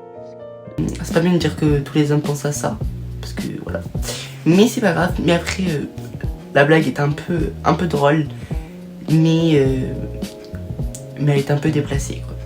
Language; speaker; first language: French; native; French